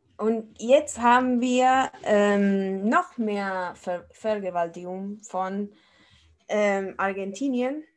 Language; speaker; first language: German; non-native, fluent; Spanish